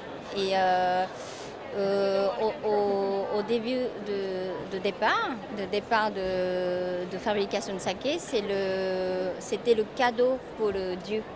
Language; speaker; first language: French; non-native, fluent; Japanese